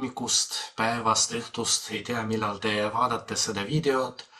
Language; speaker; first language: Estonian; non-native, fluent; Polish